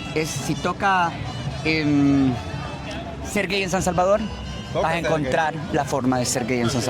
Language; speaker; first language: Spanish; native; Spanish